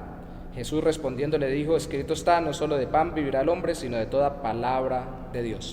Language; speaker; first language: Spanish; native; Spanish